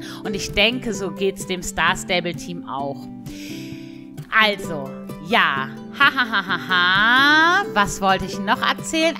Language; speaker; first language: German; native; German